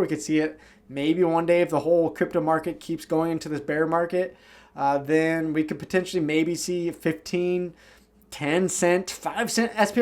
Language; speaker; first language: English; native; English